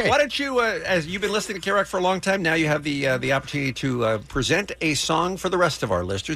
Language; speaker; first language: English; native; English